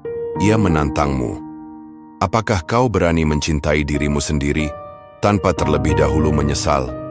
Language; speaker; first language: Indonesian; native; Indonesian